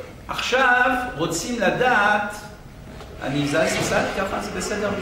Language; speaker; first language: Hebrew; non-native, fluent; French